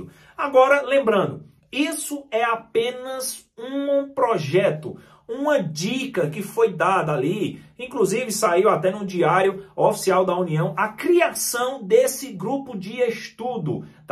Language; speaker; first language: Portuguese; native; Portuguese